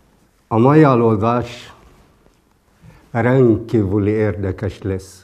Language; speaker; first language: Hungarian; non-native, fluent; Arabic